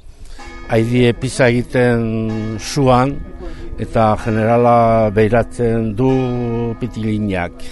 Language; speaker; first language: Basque; non-native, learner; Spanish